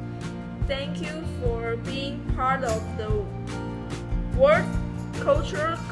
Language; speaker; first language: English; non-native, learner; Chinese